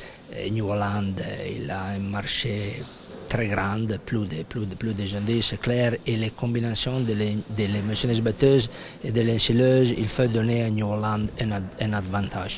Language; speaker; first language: French; non-native, fluent; Italian